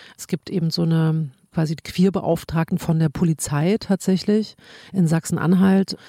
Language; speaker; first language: German; native; German